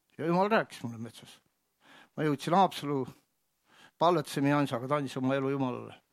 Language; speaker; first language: Estonian; native; Estonian